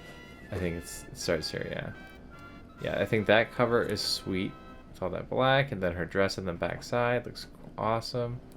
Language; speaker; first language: English; native; English